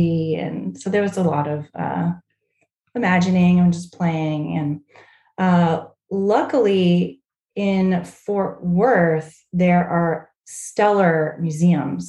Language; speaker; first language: English; native; English